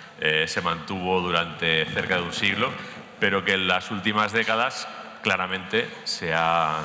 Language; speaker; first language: Spanish; native; Spanish